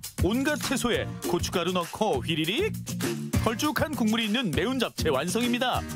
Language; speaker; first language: Korean; native; Korean